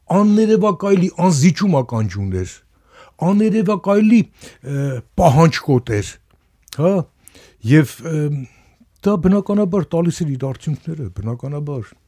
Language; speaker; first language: Armenian; native; Armenian